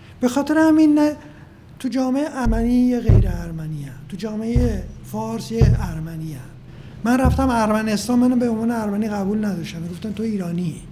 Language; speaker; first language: Persian; non-native, local second language; Armenian